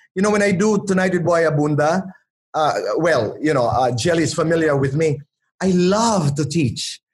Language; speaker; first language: English; non-native, local second language; Waray